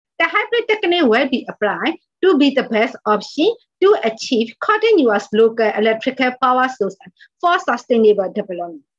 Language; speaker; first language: English; non-native, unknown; Burmese